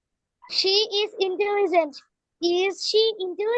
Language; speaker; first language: English; non-native, learner; Bangla